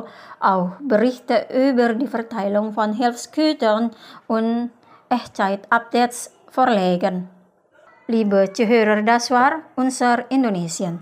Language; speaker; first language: German; non-native, fluent; Indonesian